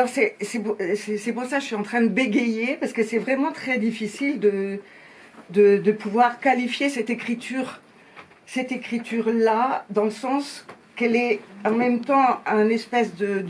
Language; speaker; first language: French; native; French